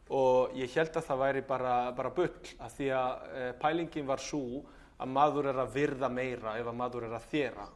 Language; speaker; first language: Icelandic; non-native, fluent; Italian